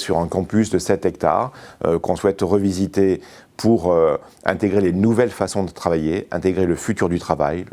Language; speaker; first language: French; native; French